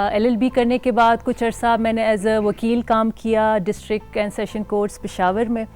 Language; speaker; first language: Urdu; non-native, local second language; Khowar